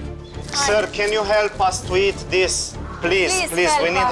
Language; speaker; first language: English; non-native, learner; Romanian